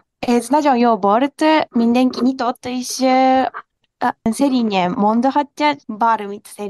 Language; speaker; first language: Hungarian; non-native, learner; Japanese